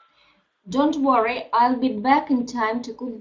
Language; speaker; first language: English; non-native, learner; Russian